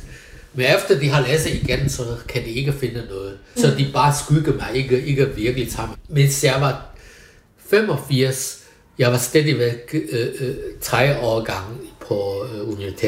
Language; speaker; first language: Danish; non-native, learner; Chinese